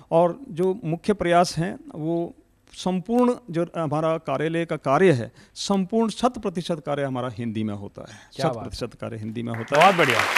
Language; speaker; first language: Hindi; native; Hindi